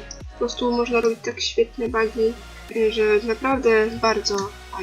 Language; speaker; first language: Polish; native; Polish